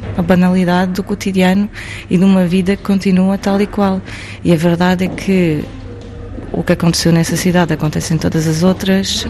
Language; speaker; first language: Portuguese; early bilingual, heritage; Portuguese